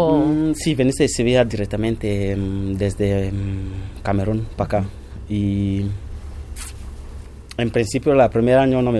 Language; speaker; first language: Spanish; non-native, fluent; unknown